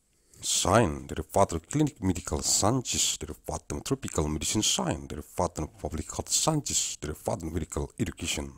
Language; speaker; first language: English; non-native, learner; Indonesian